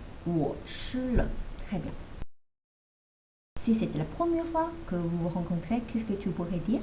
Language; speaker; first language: French; non-native, fluent; Chinese